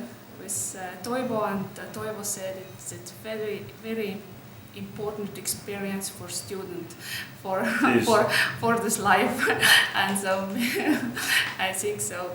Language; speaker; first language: English; non-native, learner; Estonian